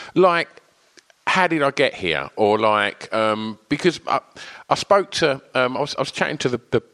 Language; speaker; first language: English; native; English